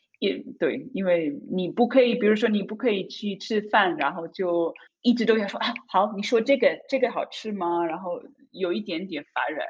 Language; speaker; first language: Chinese; non-native, fluent; German